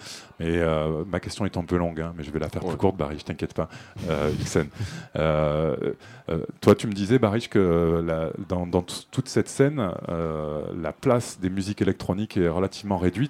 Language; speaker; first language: French; native; French